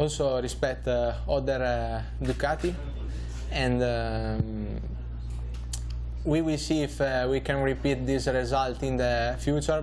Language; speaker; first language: English; non-native, learner; Italian